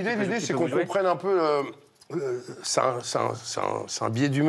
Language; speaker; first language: French; native; French